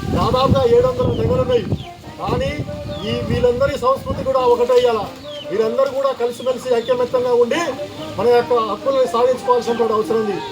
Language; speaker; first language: Telugu; non-native, local second language; Lambadi